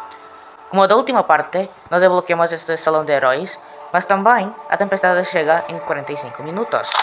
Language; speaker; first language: Portuguese; non-native, learner; Spanish